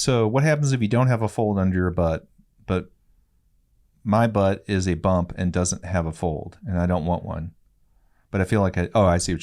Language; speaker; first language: English; native; English